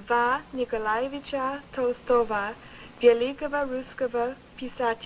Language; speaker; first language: Russian; non-native, learner; English